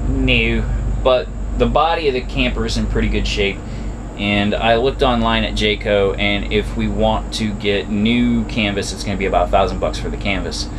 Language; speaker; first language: English; native; English